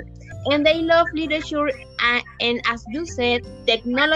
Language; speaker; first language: English; non-native, learner; Spanish